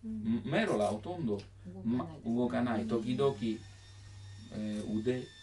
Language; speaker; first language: Japanese; non-native, learner; Italian